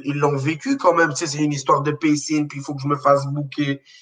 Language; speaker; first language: French; non-native, local second language; Arabic